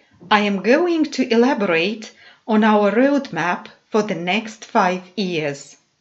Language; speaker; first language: English; non-native, fluent; Romanian